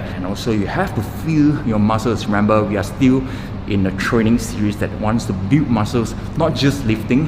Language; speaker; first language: English; non-native, local second language; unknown